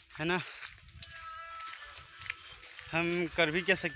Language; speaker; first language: Hindi; non-native, local second language; Assamese